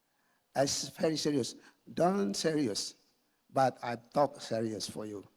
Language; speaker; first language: English; non-native, learner; Indonesian